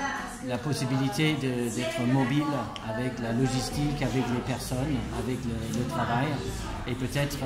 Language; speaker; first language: French; non-native, fluent; English